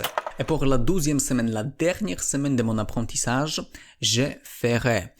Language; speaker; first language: French; non-native, learner; Polish